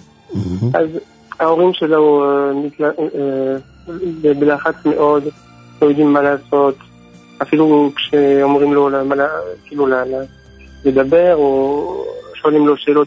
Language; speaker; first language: Hebrew; non-native, fluent; French